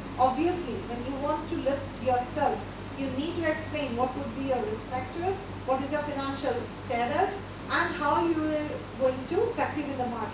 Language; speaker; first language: English; non-native, local second language; Hindi